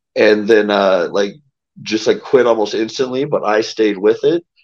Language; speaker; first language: English; native; English